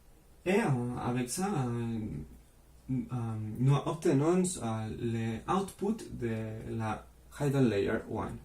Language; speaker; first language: French; non-native, fluent; Spanish